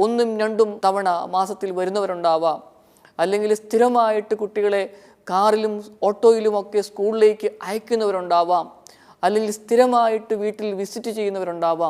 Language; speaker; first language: Malayalam; native; Malayalam